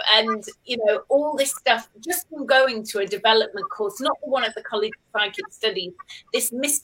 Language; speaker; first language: English; native; English